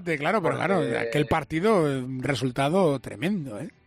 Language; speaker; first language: Spanish; native; Spanish